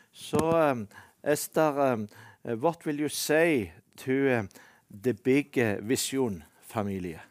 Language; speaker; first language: English; non-native, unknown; Norwegian